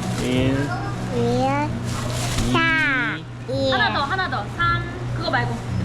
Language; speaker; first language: Korean; native; Korean